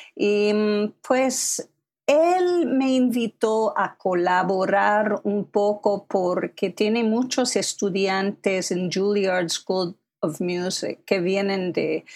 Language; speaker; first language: Spanish; non-native, fluent; English